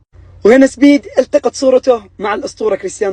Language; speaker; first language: Arabic; native; Arabic